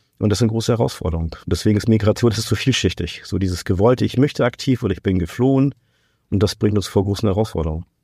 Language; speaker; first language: German; non-native, fluent; Portuguese